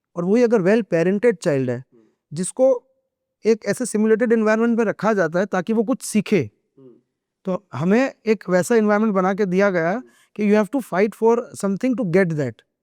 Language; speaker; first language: Hindi; non-native, local second language; Gujarati